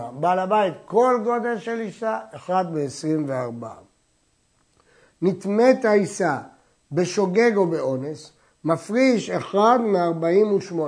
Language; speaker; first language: Hebrew; native; Hebrew